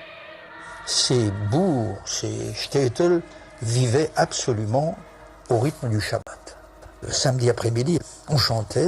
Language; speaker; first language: French; early bilingual, other home language; Yiddish